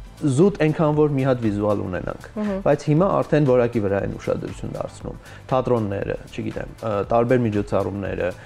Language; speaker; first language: Armenian; early bilingual, heritage; Armenian